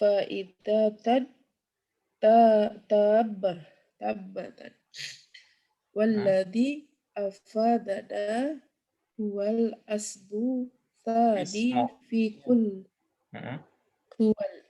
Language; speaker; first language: Arabic; non-native, learner; Indonesian